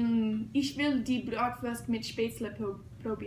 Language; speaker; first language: German; non-native, learner; English